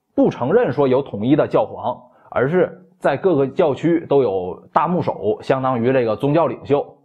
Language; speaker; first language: Chinese; native; Chinese